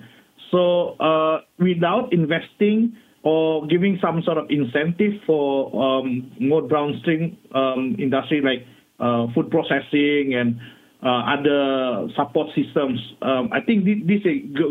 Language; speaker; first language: English; non-native, local second language; Malay